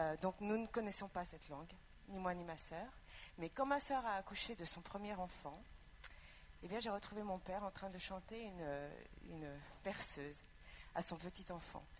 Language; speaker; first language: French; native; French